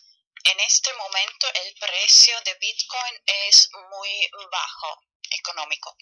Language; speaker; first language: Spanish; non-native, fluent; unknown